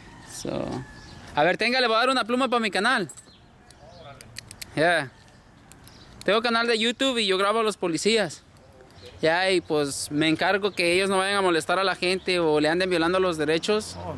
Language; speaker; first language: Spanish; native; Spanish